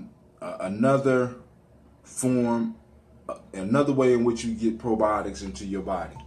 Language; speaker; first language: English; native; English